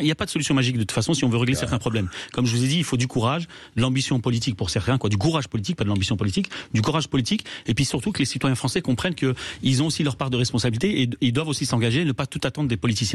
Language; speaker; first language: French; native; French